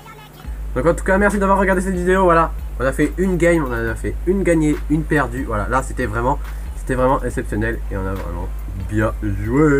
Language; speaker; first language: French; native; French